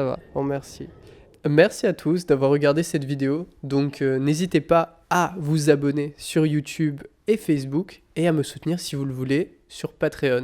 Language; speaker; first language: French; native; French